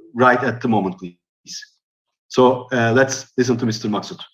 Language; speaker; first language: English; non-native, fluent; Turkish